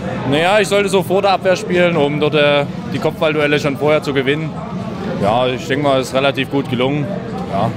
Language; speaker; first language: German; native; German